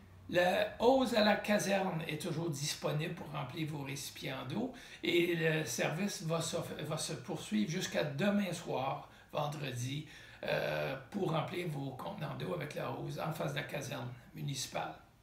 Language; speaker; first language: French; native; French